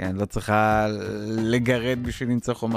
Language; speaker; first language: Hebrew; native; Hebrew